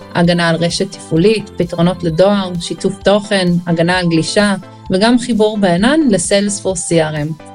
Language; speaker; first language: Hebrew; non-native, fluent; English